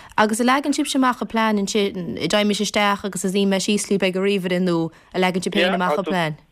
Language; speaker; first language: Irish; native; Irish